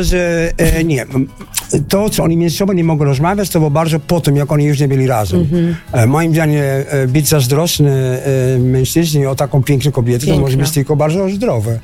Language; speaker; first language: Polish; early bilingual, heritage; Dutch